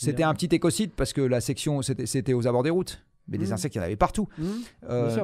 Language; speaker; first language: French; native; French